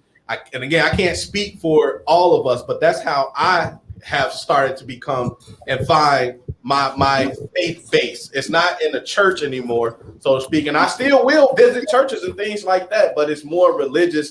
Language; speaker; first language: English; native; English